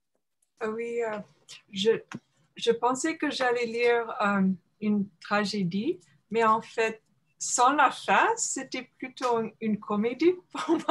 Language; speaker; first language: French; non-native, fluent; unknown